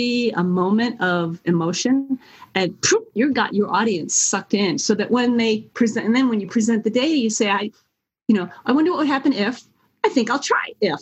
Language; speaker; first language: English; native; English